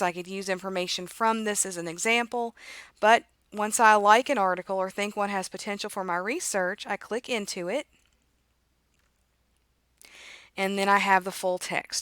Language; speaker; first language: English; native; English